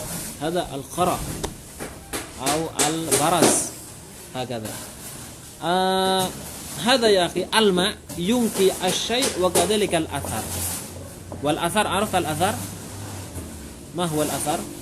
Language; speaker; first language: Arabic; non-native, fluent; Indonesian